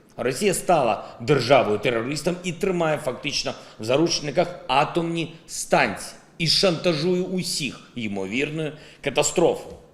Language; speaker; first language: Ukrainian; non-native, local second language; Russian